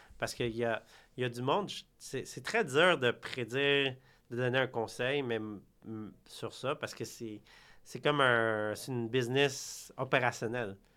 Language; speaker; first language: French; early bilingual, other home language; Khmer